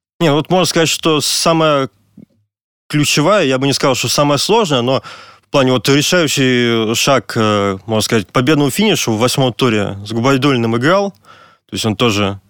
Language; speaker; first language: Russian; native; Russian